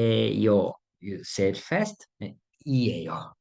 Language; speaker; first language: Korean; non-native, fluent; Russian